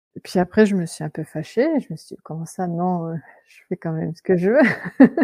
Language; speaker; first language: French; native; French